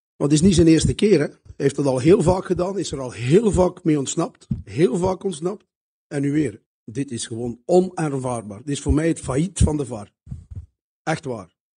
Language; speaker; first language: Dutch; native; Dutch